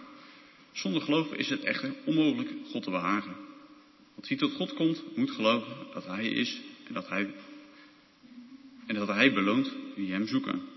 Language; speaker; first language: Dutch; native; Dutch